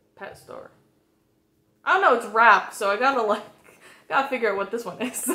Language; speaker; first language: English; native; English